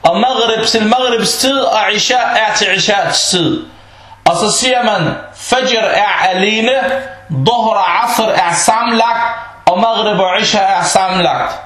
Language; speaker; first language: Danish; early bilingual, other home language; Arabic